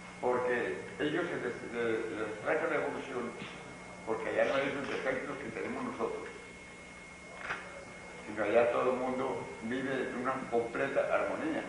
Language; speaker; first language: Spanish; native; Spanish